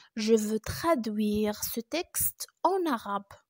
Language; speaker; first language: French; non-native, local second language; Arabic